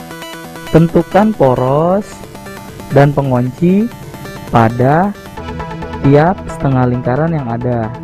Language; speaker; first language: Indonesian; native; Indonesian